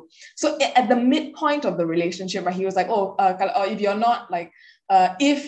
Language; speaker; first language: English; native; English